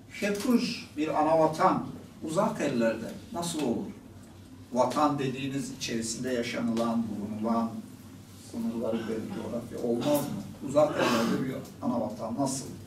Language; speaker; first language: Turkish; non-native, local second language; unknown